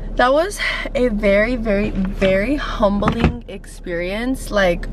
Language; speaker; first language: English; early bilingual, other home language; Spanish